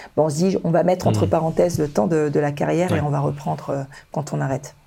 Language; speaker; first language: French; early bilingual, other home language; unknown